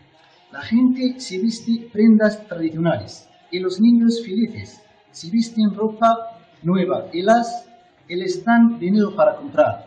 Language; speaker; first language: Spanish; non-native, learner; Arabic